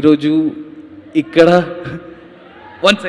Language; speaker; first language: Telugu; non-native, learner; Malayalam